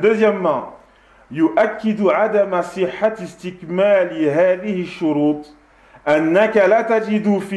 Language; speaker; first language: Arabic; non-native, fluent; French